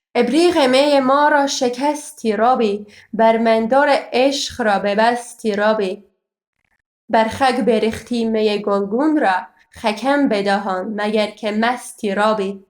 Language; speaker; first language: Persian; non-native, fluent; Armenian